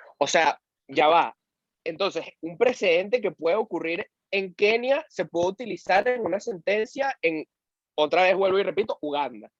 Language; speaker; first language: Spanish; native; Spanish